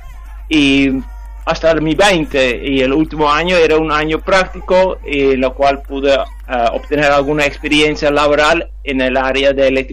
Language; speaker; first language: Spanish; non-native, fluent; Dutch